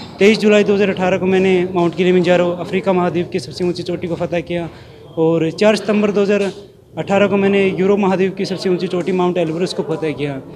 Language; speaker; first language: Hindi; native; Hindi